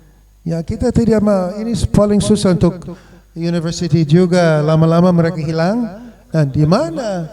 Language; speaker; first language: Indonesian; non-native, fluent; English